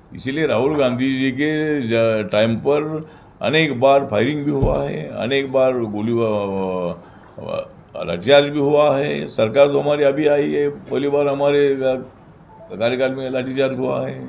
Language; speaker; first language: Hindi; non-native, local second language; Marathi